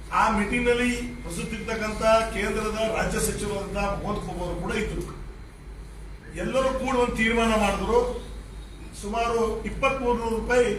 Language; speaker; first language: Kannada; native; Kannada